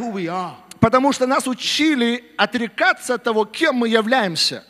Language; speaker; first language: Russian; native; Russian